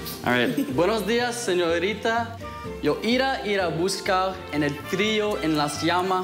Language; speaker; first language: Spanish; non-native, learner; French